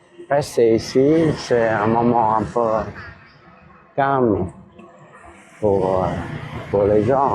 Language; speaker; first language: French; non-native, fluent; Vietnamese